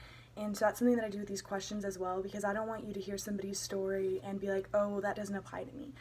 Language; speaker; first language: English; native; English